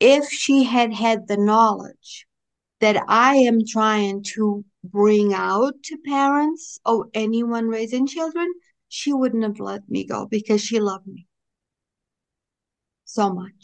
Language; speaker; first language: English; non-native, fluent; Portuguese